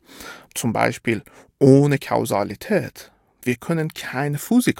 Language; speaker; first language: German; non-native, fluent; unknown